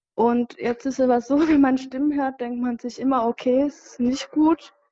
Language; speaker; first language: German; non-native, fluent; Kinyarwanda